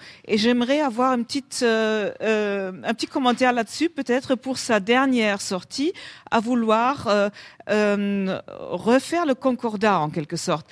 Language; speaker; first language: French; non-native, fluent; German